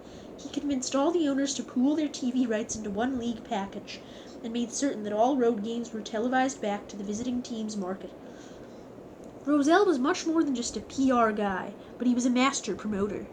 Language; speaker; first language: English; native; English